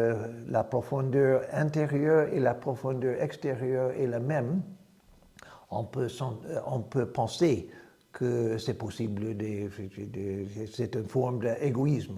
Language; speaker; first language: French; non-native, fluent; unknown